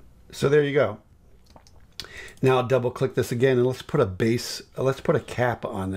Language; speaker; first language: English; native; English